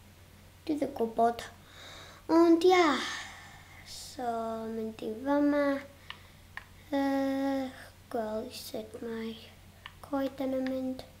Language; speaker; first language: Welsh; non-native, local second language; English